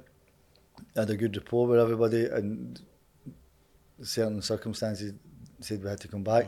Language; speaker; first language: English; native; English